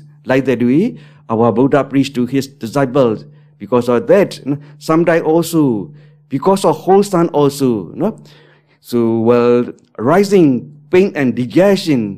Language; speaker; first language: English; non-native, learner; Burmese